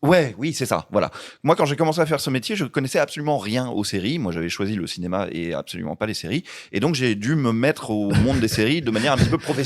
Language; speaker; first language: French; native; French